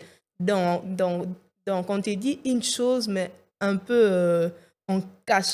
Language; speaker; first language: French; non-native, local second language; Lingala